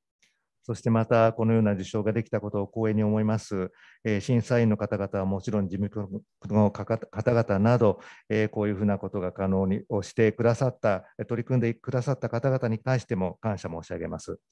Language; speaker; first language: Japanese; native; Japanese